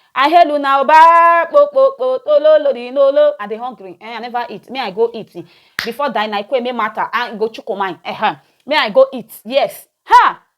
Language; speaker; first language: Nigerian Pidgin; native; Nigerian Pidgin